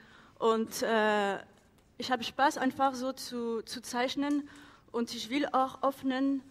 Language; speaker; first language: German; non-native, learner; French